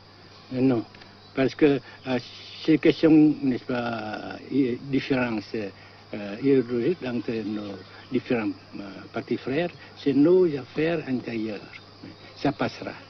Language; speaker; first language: French; non-native, fluent; Vietnamese